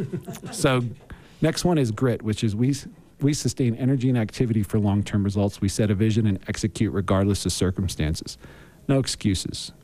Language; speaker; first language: English; native; English